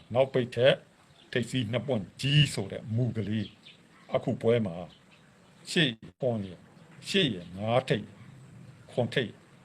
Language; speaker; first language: Burmese; non-native, local second language; Shan